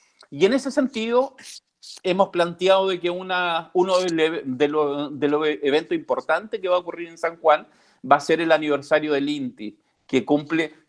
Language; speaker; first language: Spanish; native; Spanish